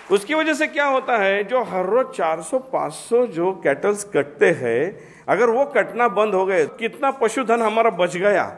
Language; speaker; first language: Hindi; non-native, local second language; Marathi